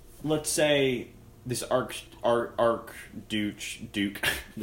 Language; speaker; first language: English; native; English